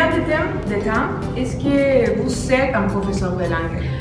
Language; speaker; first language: French; non-native, learner; Spanish